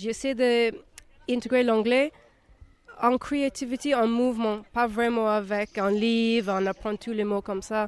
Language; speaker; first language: French; non-native, fluent; English